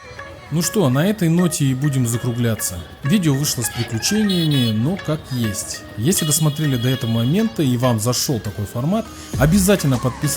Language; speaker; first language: Russian; native; Russian